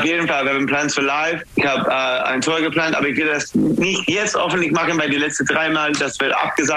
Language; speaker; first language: German; non-native, learner; English